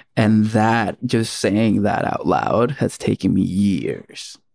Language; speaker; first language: English; early bilingual, other home language; Spanish